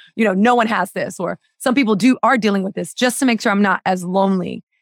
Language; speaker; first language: English; native; English